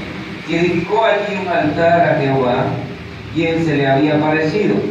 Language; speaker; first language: Spanish; native; Spanish